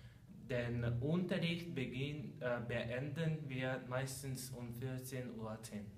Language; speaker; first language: German; non-native, learner; Slovenian